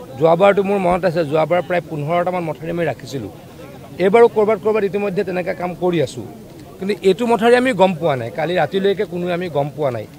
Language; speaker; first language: Assamese; native; Assamese